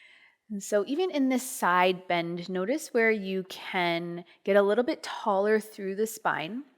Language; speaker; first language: English; native; English